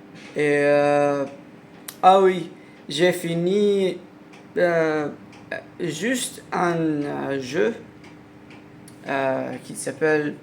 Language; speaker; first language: French; non-native, learner; Arabic